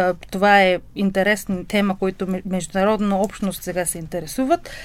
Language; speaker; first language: Bulgarian; non-native, fluent; Korean